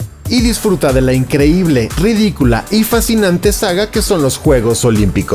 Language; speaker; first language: Spanish; native; Spanish